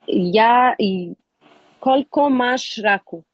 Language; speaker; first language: Slovak; non-native, learner; Arabic